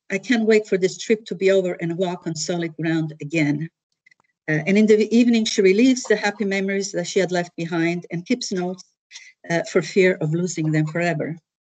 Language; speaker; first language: English; early bilingual, other home language; Italian